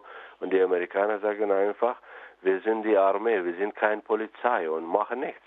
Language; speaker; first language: German; non-native, fluent; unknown